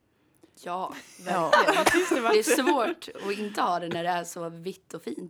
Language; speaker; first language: Swedish; native; Swedish